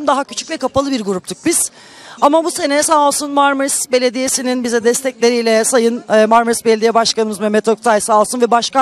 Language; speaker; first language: Turkish; native; Turkish